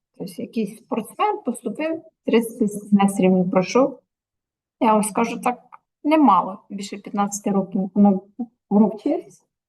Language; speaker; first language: Ukrainian; native; Ukrainian